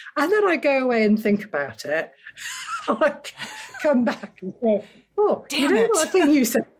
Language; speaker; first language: English; native; English